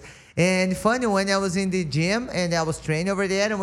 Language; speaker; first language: English; non-native, learner; Portuguese